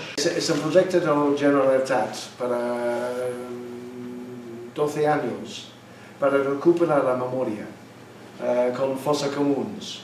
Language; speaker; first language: Spanish; non-native, learner; English